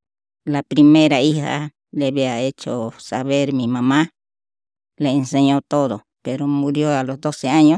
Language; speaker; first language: Spanish; non-native, local second language; Shipibo-Conibo